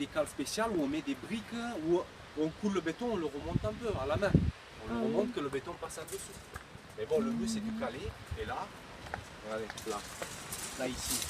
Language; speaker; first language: French; native; French